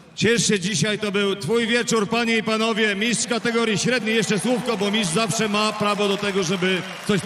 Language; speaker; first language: Polish; native; Polish